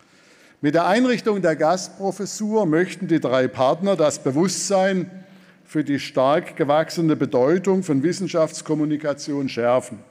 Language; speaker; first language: German; native; German